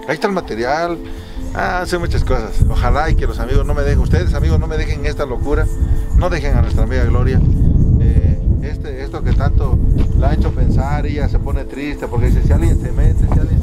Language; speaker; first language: Spanish; native; Spanish